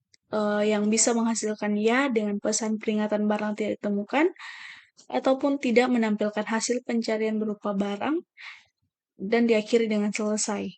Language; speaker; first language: Indonesian; native; Indonesian